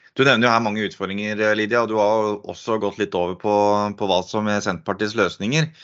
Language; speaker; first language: Norwegian; native; Norwegian